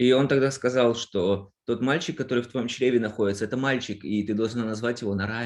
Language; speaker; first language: Russian; native; Russian